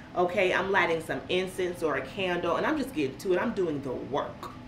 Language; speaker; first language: English; native; English